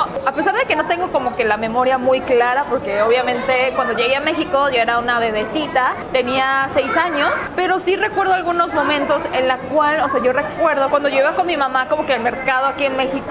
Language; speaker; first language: Spanish; early bilingual, other home language; Korean